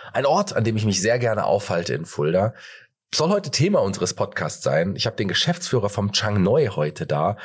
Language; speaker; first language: German; native; German